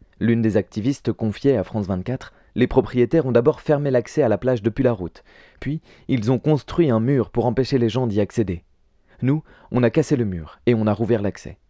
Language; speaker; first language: French; native; French